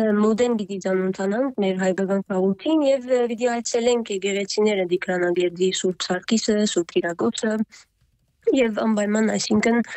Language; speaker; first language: Armenian; early bilingual, heritage; Armenian